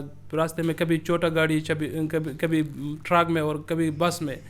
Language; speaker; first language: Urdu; early bilingual, other home language; Persian